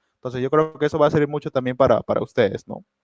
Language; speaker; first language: Spanish; native; Spanish